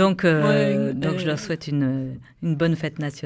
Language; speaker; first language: French; native; French